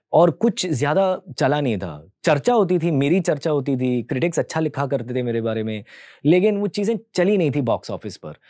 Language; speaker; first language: Hindi; early bilingual, heritage; Hindi